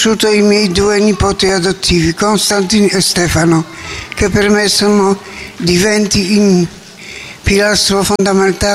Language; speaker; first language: Italian; non-native, learner; Polish